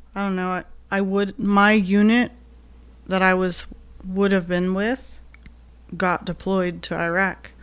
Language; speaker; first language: English; native; English